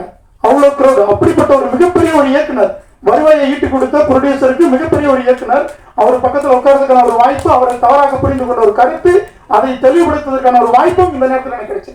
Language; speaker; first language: Tamil; native; Tamil